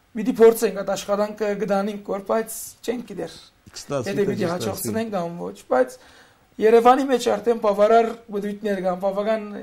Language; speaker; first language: Armenian; early bilingual, heritage; Armenian